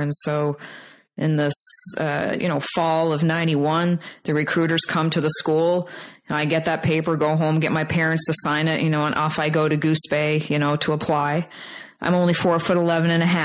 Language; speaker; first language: English; native; English